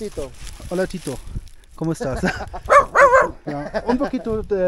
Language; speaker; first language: Spanish; non-native, learner; German